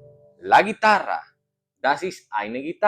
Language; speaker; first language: German; non-native, learner; Spanish